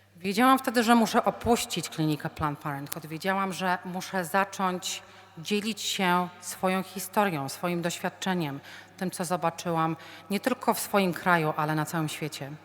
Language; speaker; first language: Polish; native; Polish